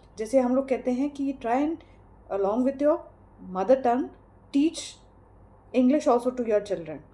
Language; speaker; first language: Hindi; non-native, local second language; English